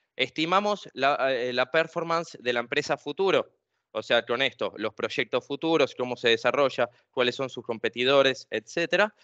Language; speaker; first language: Spanish; native; Spanish